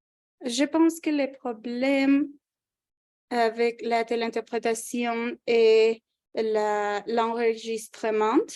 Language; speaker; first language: French; non-native, fluent; Spanish